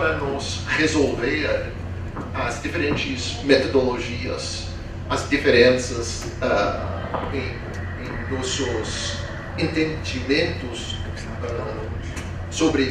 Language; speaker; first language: Portuguese; non-native, fluent; English